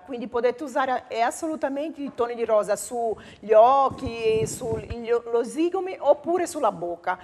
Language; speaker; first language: Italian; non-native, fluent; Portuguese